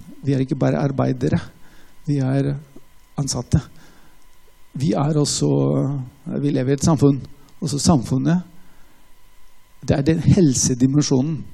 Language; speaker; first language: Norwegian; non-native, fluent; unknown